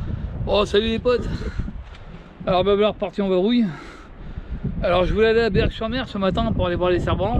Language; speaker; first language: French; native; French